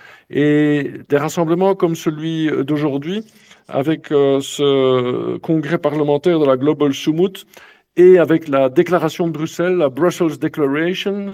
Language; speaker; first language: French; native; French